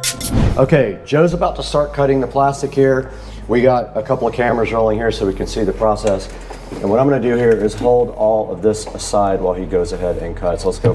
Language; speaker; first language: English; native; English